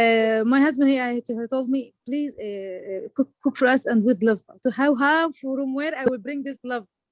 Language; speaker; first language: English; non-native, learner; Arabic